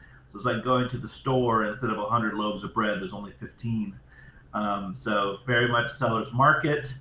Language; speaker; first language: English; native; English